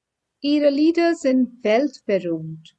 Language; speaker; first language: German; non-native, fluent; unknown